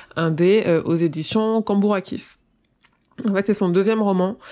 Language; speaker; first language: French; native; French